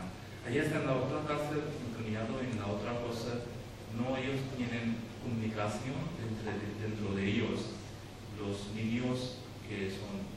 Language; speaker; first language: Spanish; non-native, learner; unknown